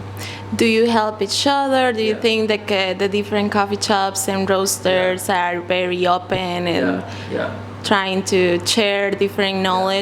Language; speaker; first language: English; non-native, fluent; Spanish